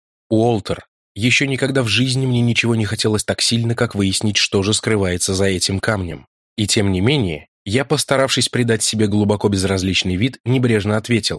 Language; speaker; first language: Russian; native; Russian